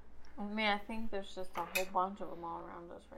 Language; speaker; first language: English; native; English